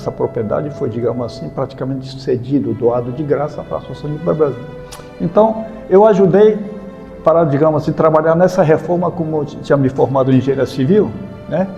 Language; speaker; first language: Portuguese; early bilingual, other home language; Japanese